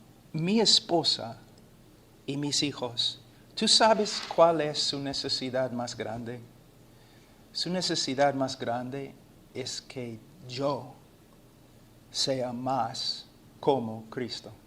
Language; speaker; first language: Spanish; non-native, fluent; English